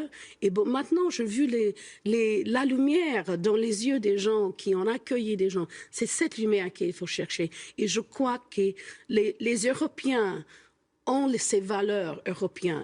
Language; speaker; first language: French; non-native, fluent; English